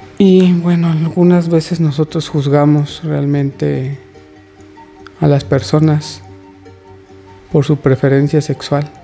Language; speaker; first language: Spanish; native; Spanish